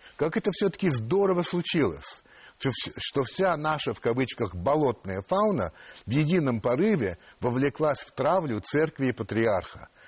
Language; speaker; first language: Russian; non-native, fluent; French